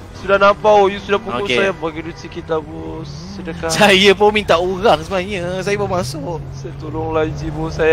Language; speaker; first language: Malay; native; Malay